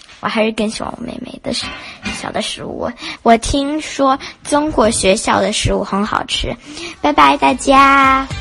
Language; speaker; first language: Chinese; early bilingual, heritage; Chinese